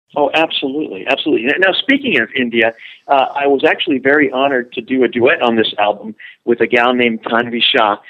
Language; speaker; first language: English; early bilingual, other home language; Spanish